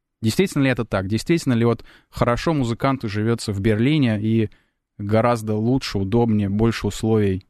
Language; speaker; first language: Russian; native; Russian